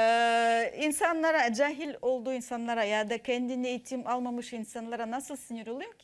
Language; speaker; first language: Turkish; non-native, fluent; Russian